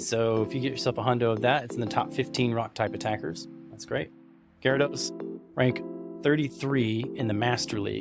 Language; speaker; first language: English; native; English